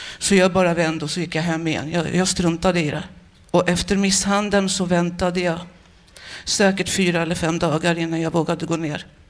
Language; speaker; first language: Swedish; native; Swedish